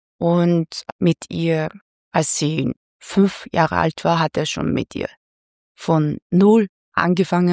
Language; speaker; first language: German; non-native, fluent; Chinese